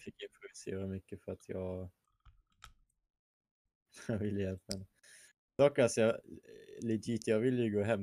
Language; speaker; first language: Swedish; non-native, fluent; German